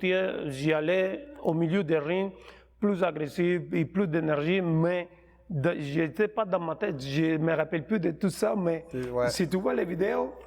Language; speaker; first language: French; non-native, fluent; Spanish